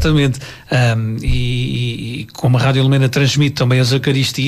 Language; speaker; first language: Portuguese; native; Portuguese